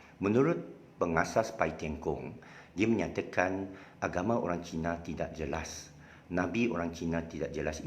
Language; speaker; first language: Malay; non-native, local second language; Chinese